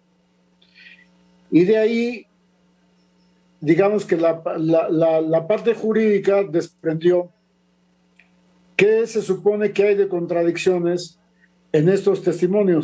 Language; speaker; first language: Spanish; native; Spanish